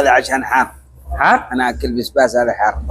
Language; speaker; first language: Arabic; non-native, learner; Bangla